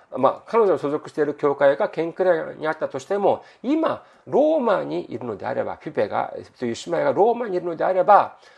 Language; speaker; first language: Japanese; non-native, fluent; Korean